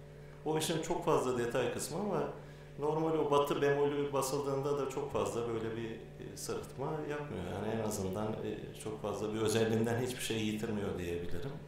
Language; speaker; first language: Turkish; native; Turkish